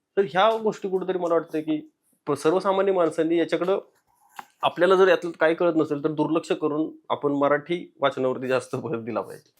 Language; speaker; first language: Marathi; native; Marathi